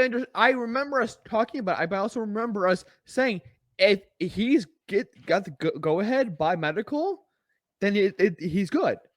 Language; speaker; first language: English; native; English